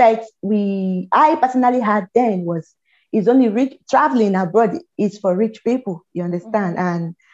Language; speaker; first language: English; non-native, local second language; Yoruba